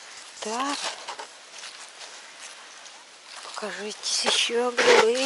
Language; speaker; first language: Russian; native; Russian